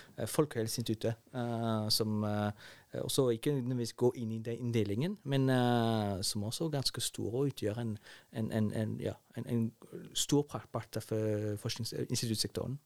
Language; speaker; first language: Norwegian; non-native, fluent; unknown